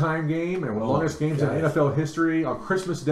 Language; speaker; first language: English; native; English